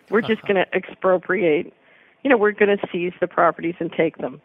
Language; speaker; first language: English; native; English